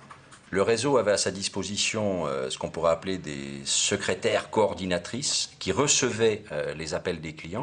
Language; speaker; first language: French; native; French